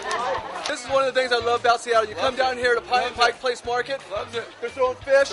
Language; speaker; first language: English; native; English